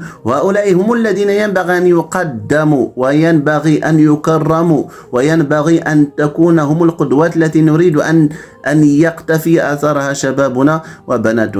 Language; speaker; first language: Arabic; native; Arabic